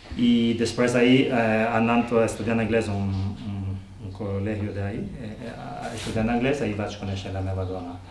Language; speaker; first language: Catalan; non-native, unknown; Albanian